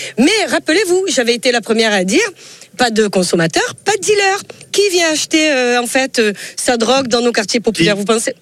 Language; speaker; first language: French; native; French